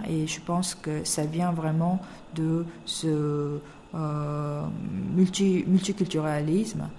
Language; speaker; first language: French; non-native, fluent; Korean